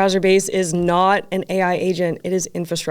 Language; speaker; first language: English; native; English